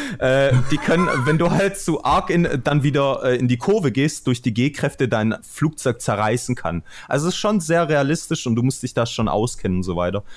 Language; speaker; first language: German; early bilingual, other home language; Albanian